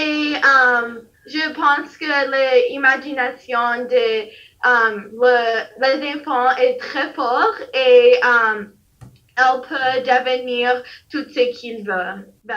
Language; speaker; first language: French; non-native, learner; English